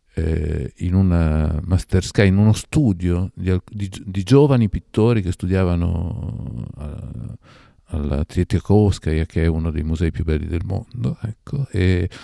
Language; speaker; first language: Italian; native; Italian